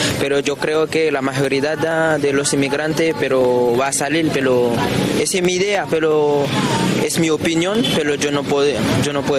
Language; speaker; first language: Spanish; non-native, learner; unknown